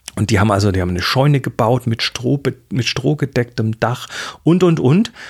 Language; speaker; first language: German; native; German